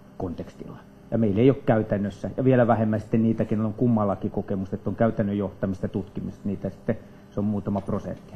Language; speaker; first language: Finnish; native; Finnish